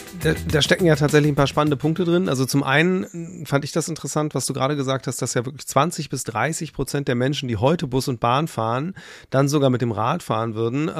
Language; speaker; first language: German; native; German